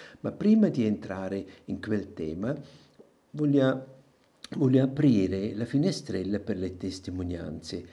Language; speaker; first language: Italian; non-native, local second language; German